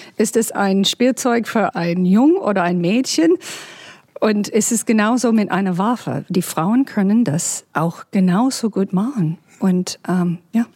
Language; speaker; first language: German; non-native, fluent; English